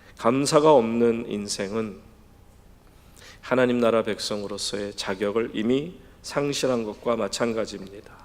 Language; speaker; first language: Korean; native; Korean